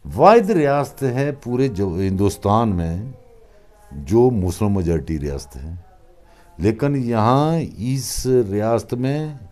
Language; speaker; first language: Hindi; non-native, local second language; Kashmiri